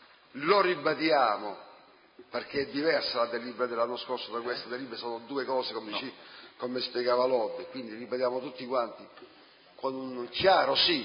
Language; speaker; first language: Italian; native; Italian